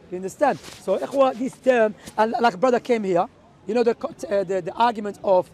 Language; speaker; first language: English; non-native, fluent; Arabic